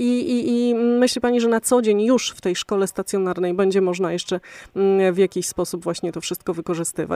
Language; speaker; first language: Polish; native; Polish